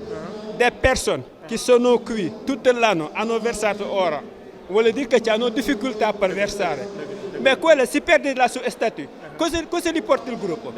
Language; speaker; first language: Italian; non-native, learner; Wolof